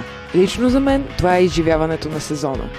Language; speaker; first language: Bulgarian; native; Bulgarian